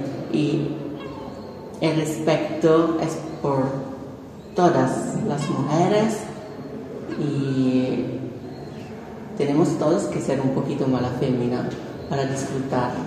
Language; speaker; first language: Spanish; non-native, fluent; Italian